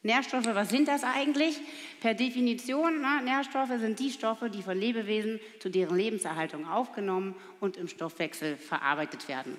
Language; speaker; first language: German; native; German